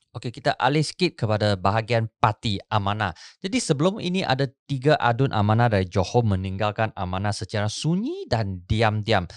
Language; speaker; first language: Malay; non-native, local second language; Chinese